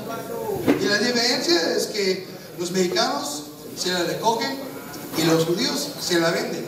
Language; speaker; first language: Spanish; non-native, fluent; English